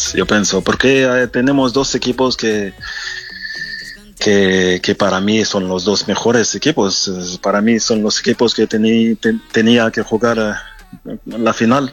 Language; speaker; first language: Spanish; non-native, fluent; French